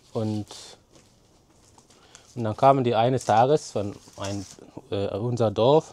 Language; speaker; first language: German; non-native, fluent; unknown